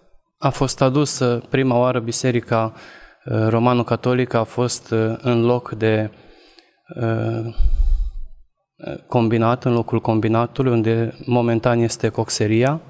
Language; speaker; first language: Romanian; non-native, local second language; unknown